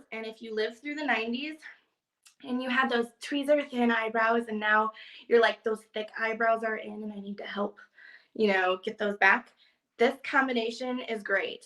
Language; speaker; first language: English; native; English